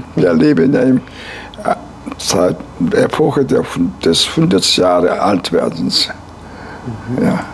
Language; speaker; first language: German; non-native, fluent; Korean